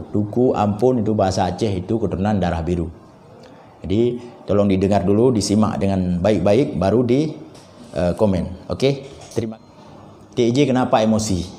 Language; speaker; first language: Indonesian; non-native, local second language; Achinese